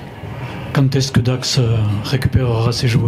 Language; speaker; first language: French; native; French